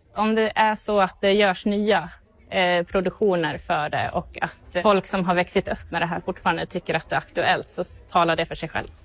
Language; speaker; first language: Swedish; native; Swedish